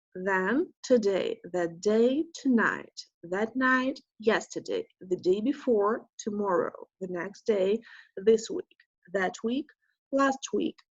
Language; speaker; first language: English; non-native, fluent; Russian